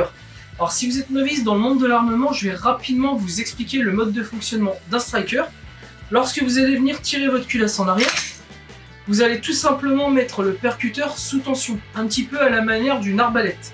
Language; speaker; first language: French; native; French